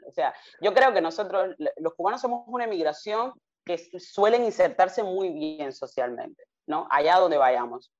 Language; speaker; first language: Spanish; native; Spanish